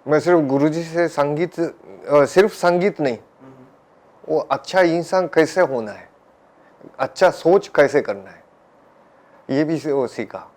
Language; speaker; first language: Hindi; non-native, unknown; Japanese